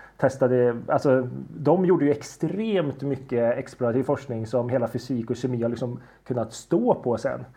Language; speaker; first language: Swedish; native; Swedish